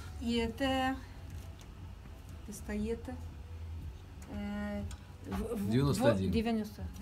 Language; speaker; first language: Russian; non-native, learner; French